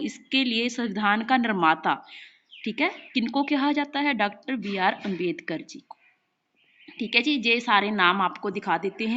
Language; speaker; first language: Hindi; non-native, local second language; Punjabi